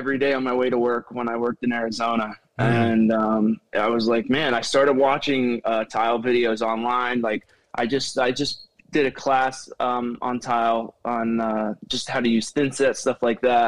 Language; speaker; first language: English; native; English